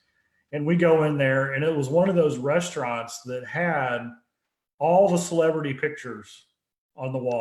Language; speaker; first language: English; native; English